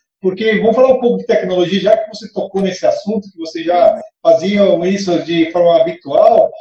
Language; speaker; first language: Portuguese; native; Portuguese